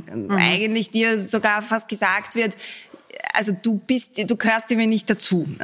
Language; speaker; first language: German; early bilingual, other home language; Bosnian